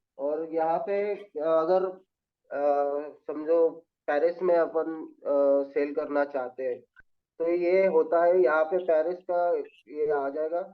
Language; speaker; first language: Hindi; non-native, local second language; Marathi